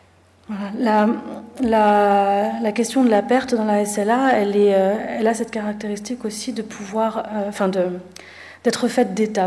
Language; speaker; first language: French; native; French